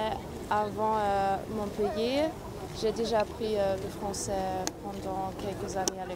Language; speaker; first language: French; non-native, fluent; Spanish